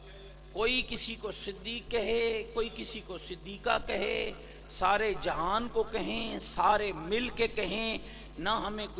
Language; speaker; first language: Urdu; native; Urdu